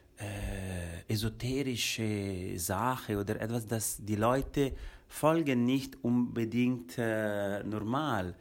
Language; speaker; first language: German; non-native, local second language; Italian